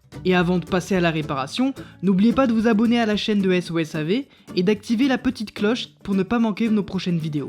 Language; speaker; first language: French; native; French